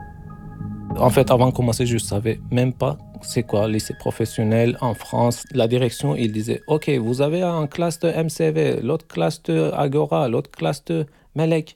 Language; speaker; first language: French; non-native, learner; Turkish